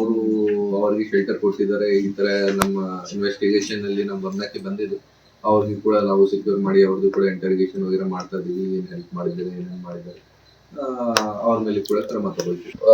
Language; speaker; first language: Kannada; non-native, fluent; Hindi